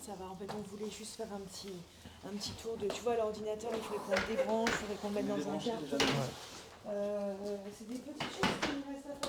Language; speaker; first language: French; native; French